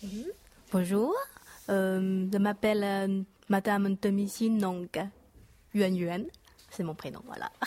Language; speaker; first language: French; non-native, learner; Chinese